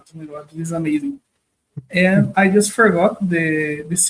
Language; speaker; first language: English; non-native, learner; Portuguese